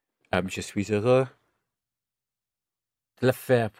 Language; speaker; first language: French; non-native, learner; English